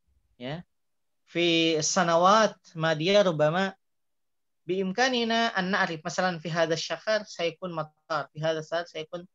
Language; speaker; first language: Arabic; non-native, fluent; Indonesian